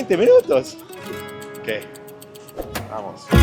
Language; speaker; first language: Spanish; non-native, fluent; English